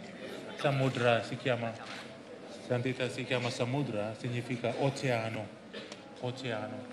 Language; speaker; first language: Italian; non-native, learner; Indonesian